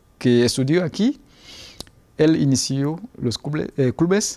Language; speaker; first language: Spanish; non-native, learner; Ewe